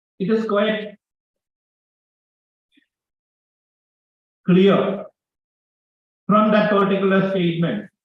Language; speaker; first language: English; non-native, local second language; Malayalam